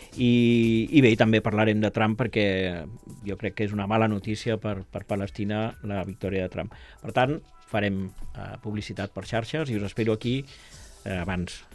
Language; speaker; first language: Catalan; native; Catalan